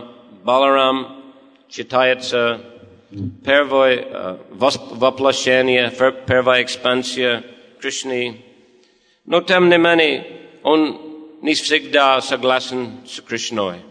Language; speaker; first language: Russian; non-native, fluent; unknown